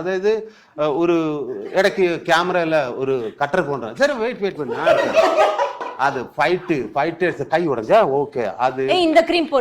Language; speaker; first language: Tamil; non-native, learner; Malayalam